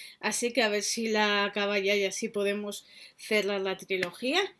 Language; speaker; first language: Spanish; native; Spanish